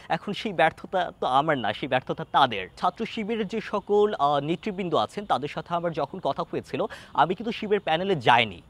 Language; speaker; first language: Bangla; non-native, local second language; Chakma